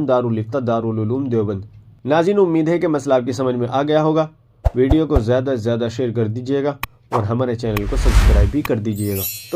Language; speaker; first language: Urdu; native; Urdu